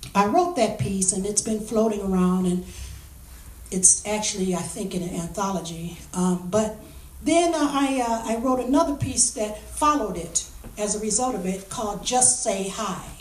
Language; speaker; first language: English; native; English